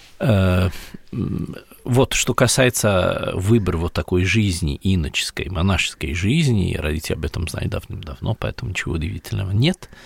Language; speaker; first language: Russian; non-native, fluent; Italian